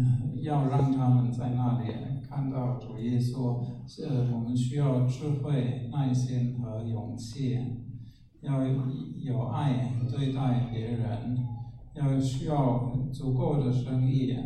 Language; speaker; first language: Chinese; non-native, fluent; German